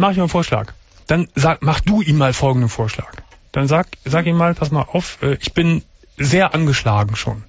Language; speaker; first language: German; native; German